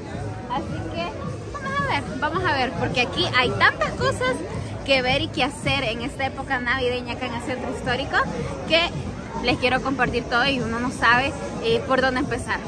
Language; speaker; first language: Spanish; native; Spanish